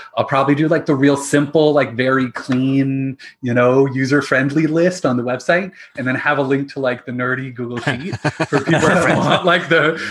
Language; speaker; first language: English; native; English